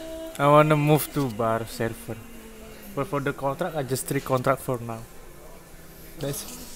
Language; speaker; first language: English; non-native, learner; Indonesian